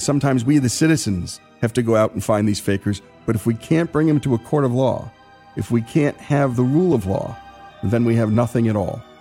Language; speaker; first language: English; native; English